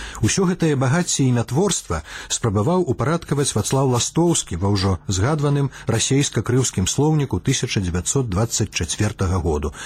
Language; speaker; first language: Belarusian; native; Belarusian